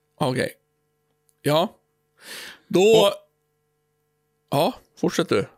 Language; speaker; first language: Swedish; native; Swedish